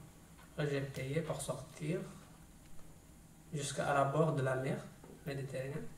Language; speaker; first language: French; non-native, learner; Tigrinya